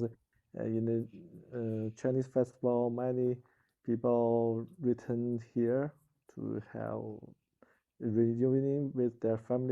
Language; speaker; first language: English; non-native, learner; Chinese